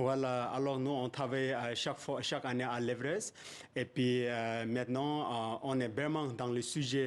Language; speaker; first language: French; non-native, fluent; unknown